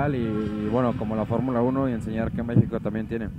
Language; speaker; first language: Spanish; native; Spanish